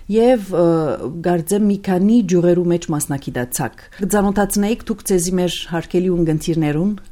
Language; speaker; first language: Armenian; early bilingual, heritage; Armenian